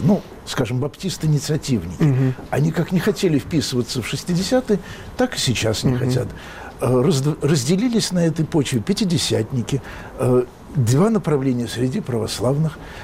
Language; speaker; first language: Russian; native; Russian